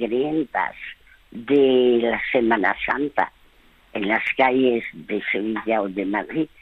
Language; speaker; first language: Spanish; early bilingual, other home language; French